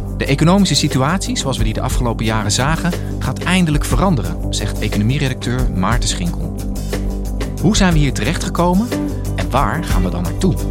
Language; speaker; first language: Dutch; native; Dutch